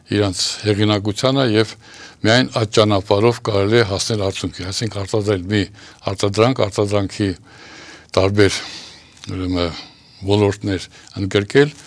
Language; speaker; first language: Armenian; native; Armenian